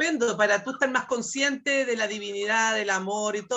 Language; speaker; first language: Spanish; native; Spanish